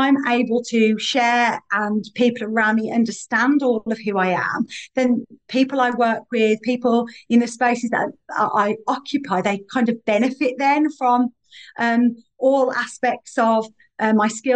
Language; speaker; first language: English; native; English